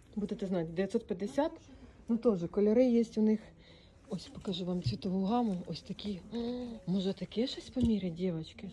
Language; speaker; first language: Ukrainian; native; Ukrainian